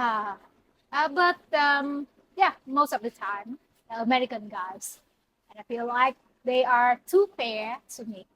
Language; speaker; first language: English; non-native, learner; Vietnamese